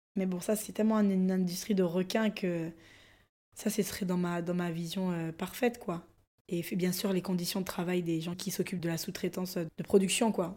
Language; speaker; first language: French; non-native, local second language; Lingala